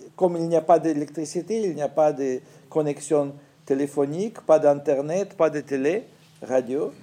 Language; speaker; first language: French; non-native, fluent; Ukrainian